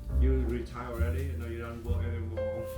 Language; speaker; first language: English; non-native, learner; Korean